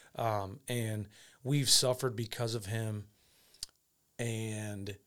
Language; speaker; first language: English; native; English